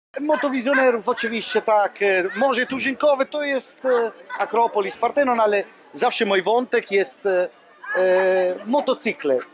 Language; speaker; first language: Polish; non-native, fluent; Italian